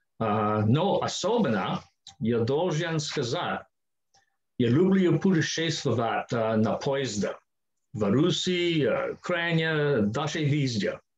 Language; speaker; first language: Russian; non-native, learner; English